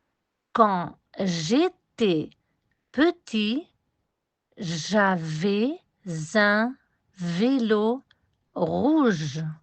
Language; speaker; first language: French; non-native, fluent; Spanish